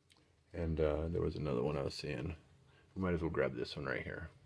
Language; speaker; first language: English; native; English